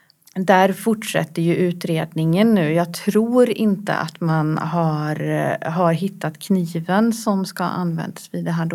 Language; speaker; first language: Swedish; native; Swedish